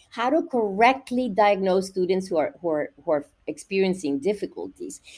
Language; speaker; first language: English; non-native, fluent; Spanish